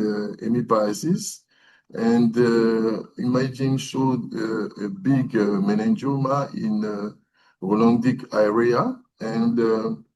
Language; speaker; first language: English; non-native, learner; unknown